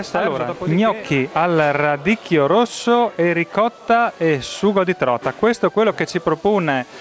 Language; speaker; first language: Italian; native; Italian